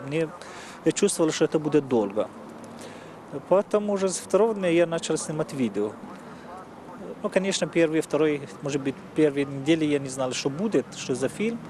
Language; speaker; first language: Russian; non-native, fluent; Persian